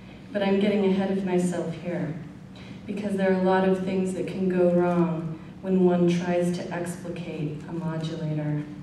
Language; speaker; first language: English; native; English